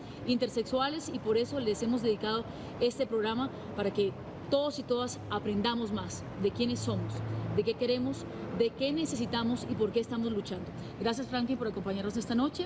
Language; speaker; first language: Spanish; native; Spanish